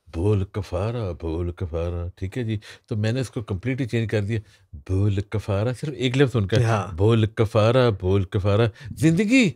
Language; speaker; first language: Urdu; non-native, local second language; Punjabi